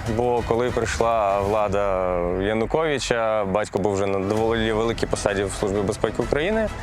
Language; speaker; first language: Ukrainian; native; Ukrainian